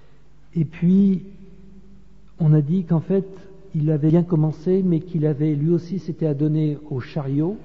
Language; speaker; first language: French; native; French